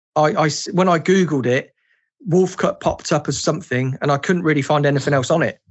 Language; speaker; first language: English; native; English